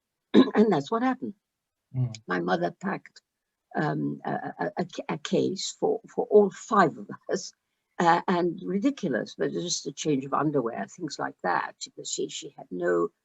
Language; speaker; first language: English; early bilingual, other home language; Arabic